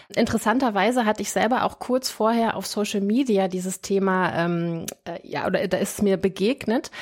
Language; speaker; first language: German; native; German